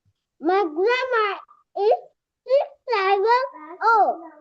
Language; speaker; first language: English; non-native, learner; Vietnamese